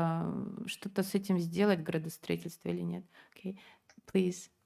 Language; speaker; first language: Russian; native; Russian